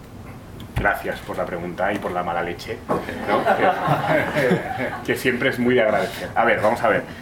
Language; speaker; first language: Spanish; native; Spanish